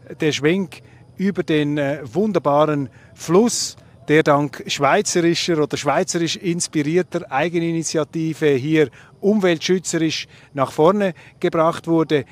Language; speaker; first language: German; native; German